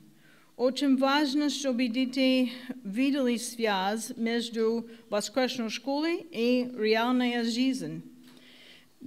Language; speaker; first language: Russian; non-native, learner; English